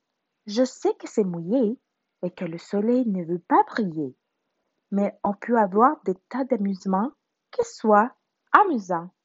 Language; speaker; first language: French; non-native, learner; Spanish